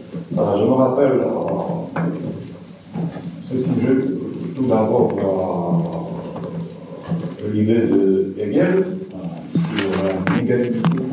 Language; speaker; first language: French; non-native, fluent; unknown